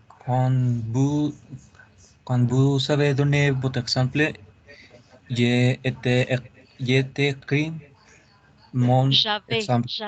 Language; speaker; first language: French; non-native, learner; Spanish